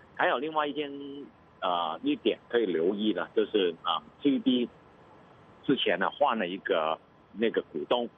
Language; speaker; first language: Chinese; non-native, local second language; Cantonese